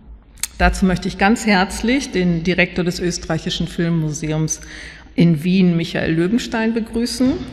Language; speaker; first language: German; native; German